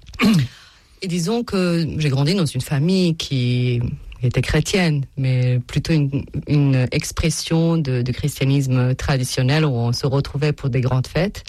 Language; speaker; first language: French; non-native, fluent; Serbian